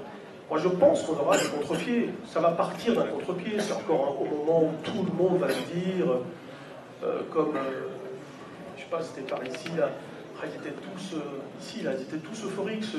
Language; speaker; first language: French; native; French